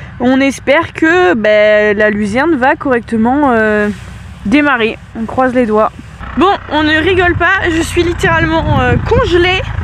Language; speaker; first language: French; native; French